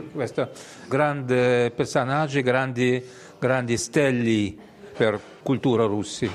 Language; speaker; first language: Italian; non-native, learner; Russian